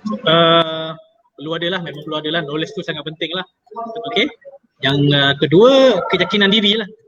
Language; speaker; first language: Malay; native; Malay